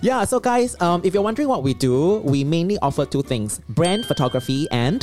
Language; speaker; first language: English; non-native, local second language; Chinese